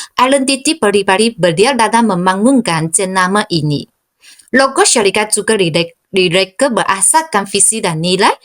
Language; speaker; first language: Malay; non-native, local second language; Chinese